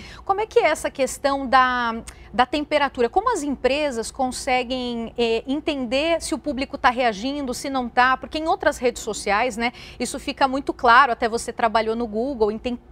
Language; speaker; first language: Portuguese; native; Portuguese